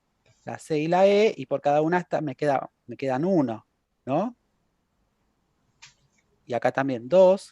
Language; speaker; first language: Spanish; native; Spanish